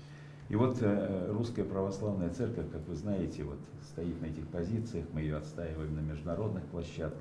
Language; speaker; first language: Russian; native; Russian